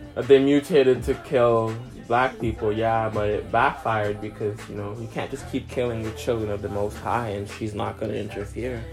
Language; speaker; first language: English; native; English